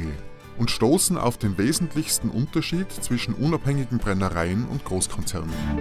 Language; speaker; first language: German; native; German